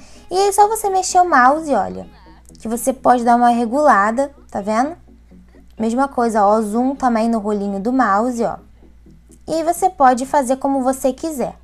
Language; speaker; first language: Portuguese; native; Portuguese